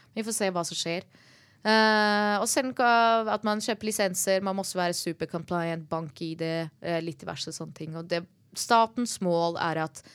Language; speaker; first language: Norwegian; early bilingual, other home language; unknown